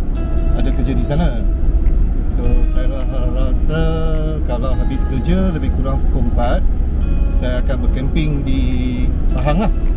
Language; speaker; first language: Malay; non-native, local second language; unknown